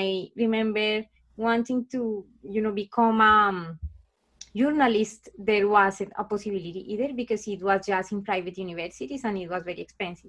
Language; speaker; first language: English; non-native, fluent; Spanish